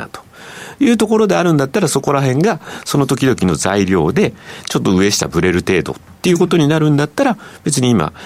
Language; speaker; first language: Japanese; native; Japanese